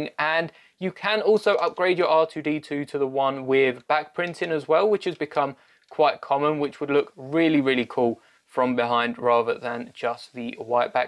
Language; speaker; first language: English; native; English